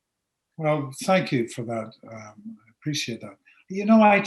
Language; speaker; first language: English; native; English